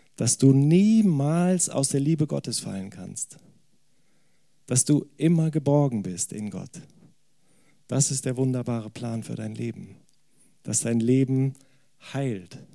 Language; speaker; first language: German; native; German